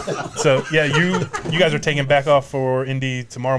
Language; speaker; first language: English; native; English